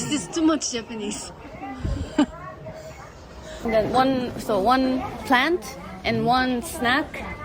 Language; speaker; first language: English; non-native, learner; Korean